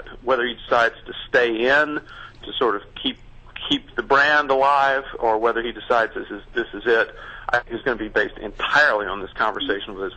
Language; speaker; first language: English; native; English